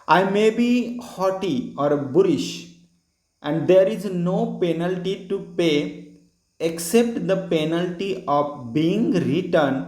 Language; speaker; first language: English; non-native, local second language; Marathi